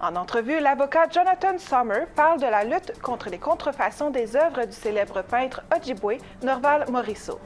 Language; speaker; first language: French; native; French